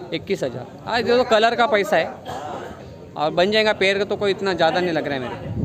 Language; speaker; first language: Hindi; non-native, local second language; Marathi